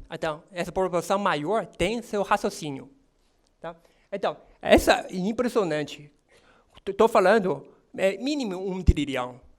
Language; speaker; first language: Portuguese; non-native, fluent; Chinese